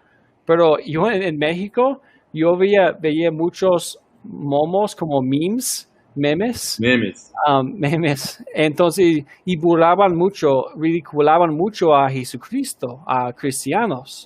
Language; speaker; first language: Spanish; early bilingual, heritage; Spanish